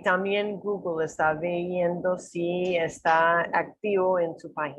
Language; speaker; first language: Spanish; non-native, learner; English